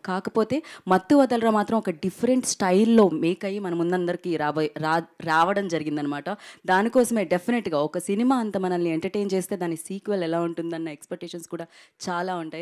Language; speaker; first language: Telugu; native; Telugu